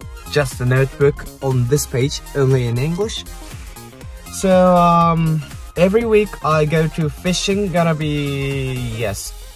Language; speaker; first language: English; non-native, fluent; Japanese